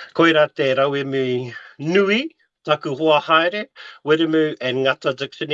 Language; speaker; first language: Māori; non-native, local second language; English